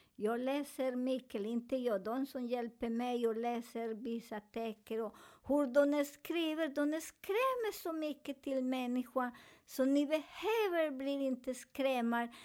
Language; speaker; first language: Swedish; non-native, learner; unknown